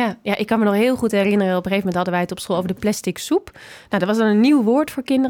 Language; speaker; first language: Dutch; native; Dutch